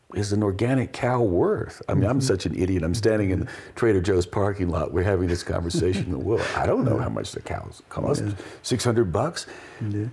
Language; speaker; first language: English; native; English